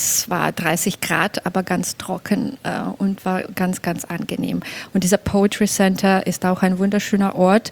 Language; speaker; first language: German; non-native, fluent; Belarusian